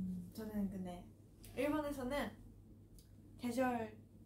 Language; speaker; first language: Korean; non-native, learner; Japanese